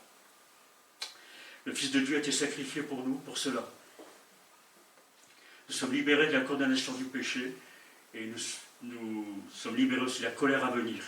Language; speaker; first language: French; native; French